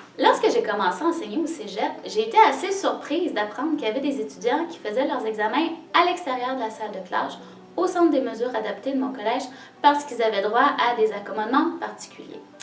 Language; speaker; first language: French; native; French